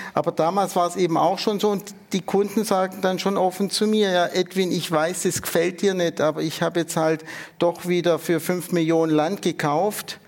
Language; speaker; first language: German; native; German